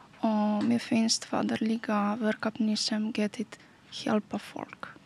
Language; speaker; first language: Icelandic; non-native, learner; Polish